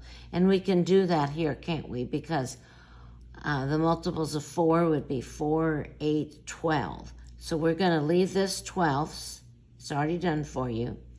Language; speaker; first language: English; native; English